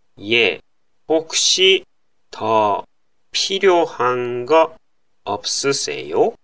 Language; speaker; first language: Korean; non-native, fluent; Japanese